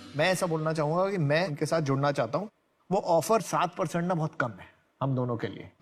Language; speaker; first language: Hindi; native; Hindi